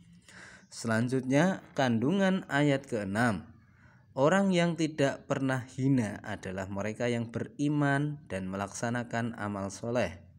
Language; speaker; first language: Indonesian; native; Indonesian